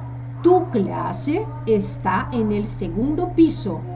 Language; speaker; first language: Spanish; non-native, fluent; Portuguese